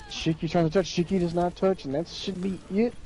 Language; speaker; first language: English; native; English